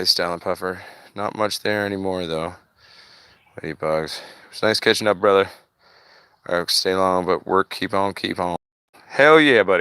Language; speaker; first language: English; native; English